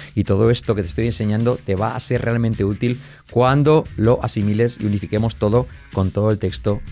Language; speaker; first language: Spanish; native; Spanish